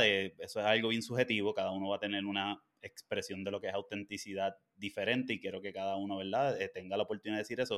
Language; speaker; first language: Spanish; native; Spanish